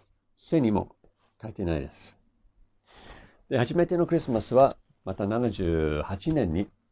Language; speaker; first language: Japanese; non-native, fluent; English